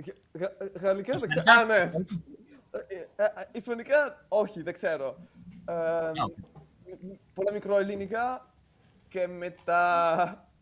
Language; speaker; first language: Greek; non-native, learner; Italian